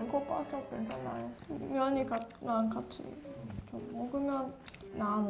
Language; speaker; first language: Korean; non-native, learner; Russian